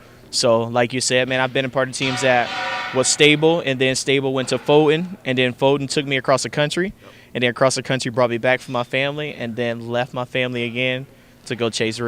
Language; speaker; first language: English; native; English